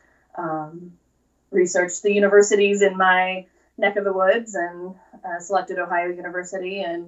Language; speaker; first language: English; native; English